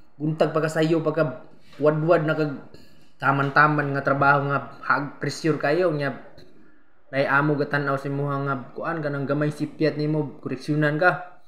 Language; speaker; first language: Cebuano; non-native, local second language; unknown